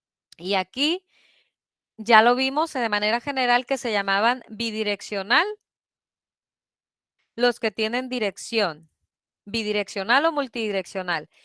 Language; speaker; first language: Spanish; native; Spanish